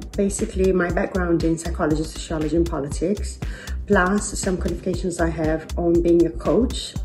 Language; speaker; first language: English; non-native, fluent; Portuguese